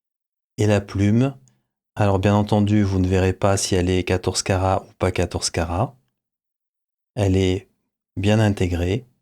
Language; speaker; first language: French; native; French